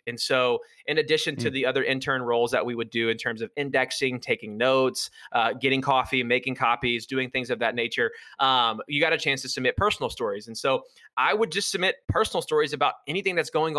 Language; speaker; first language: English; native; English